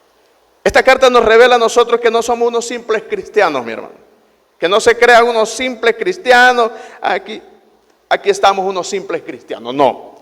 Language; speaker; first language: Spanish; native; Spanish